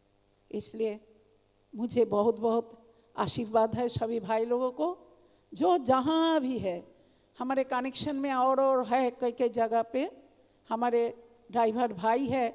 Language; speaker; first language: Hindi; non-native, local second language; Bangla